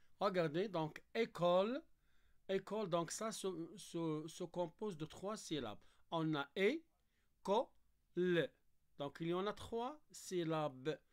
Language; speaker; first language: French; non-native, local second language; Arabic